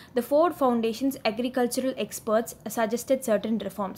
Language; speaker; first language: English; non-native, local second language; Tamil